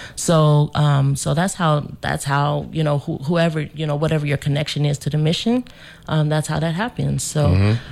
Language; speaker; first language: English; native; English